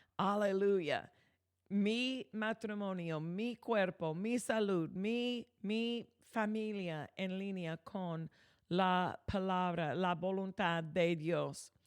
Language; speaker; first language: Spanish; non-native, fluent; English